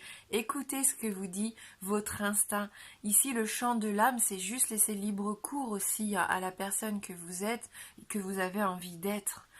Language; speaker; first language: French; native; French